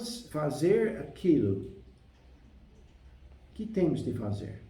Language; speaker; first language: Portuguese; non-native, fluent; English